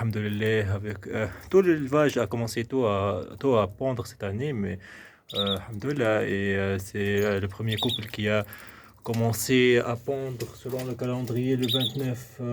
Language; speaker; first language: French; non-native, fluent; Arabic